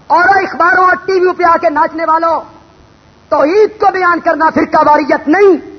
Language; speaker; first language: Urdu; non-native, local second language; Punjabi